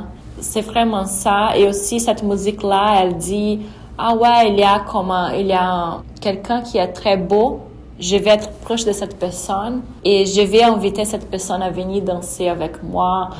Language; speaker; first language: French; non-native, fluent; Portuguese